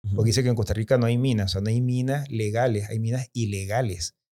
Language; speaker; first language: Spanish; native; Spanish